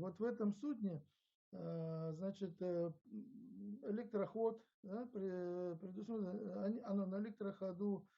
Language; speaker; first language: Russian; native; Russian